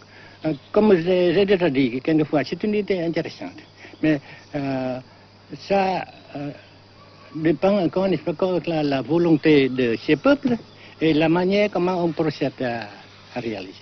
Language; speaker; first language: French; non-native, fluent; Vietnamese